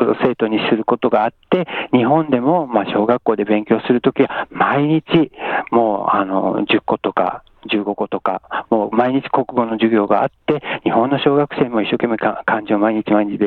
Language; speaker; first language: Japanese; native; Japanese